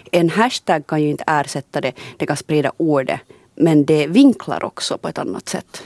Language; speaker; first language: Swedish; native; Swedish